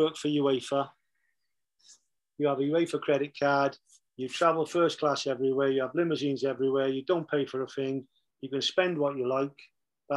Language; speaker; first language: English; native; English